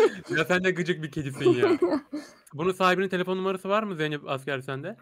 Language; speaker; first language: Turkish; native; Turkish